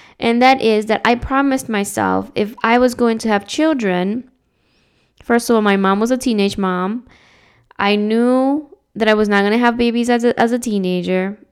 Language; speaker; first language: English; early bilingual, other home language; Spanish